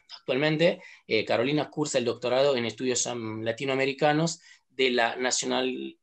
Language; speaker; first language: Spanish; non-native, fluent; Italian